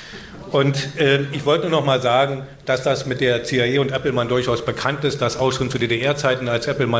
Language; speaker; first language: German; native; German